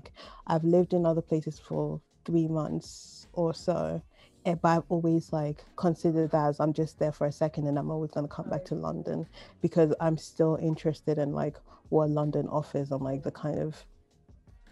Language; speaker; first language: English; native; English